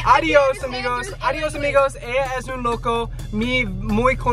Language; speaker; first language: Spanish; non-native, learner; English